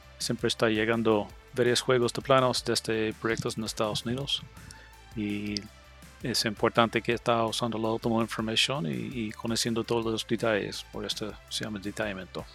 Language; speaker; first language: Spanish; non-native, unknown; English